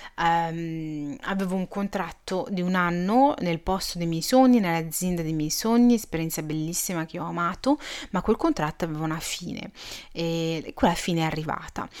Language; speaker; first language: Italian; early bilingual, other home language; Arabic